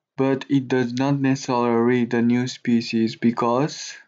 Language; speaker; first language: English; non-native, learner; Japanese